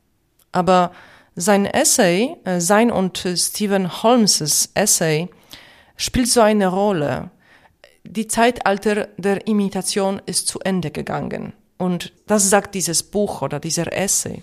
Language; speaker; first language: German; non-native, fluent; Polish